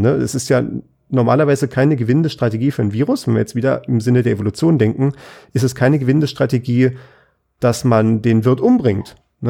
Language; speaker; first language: German; native; German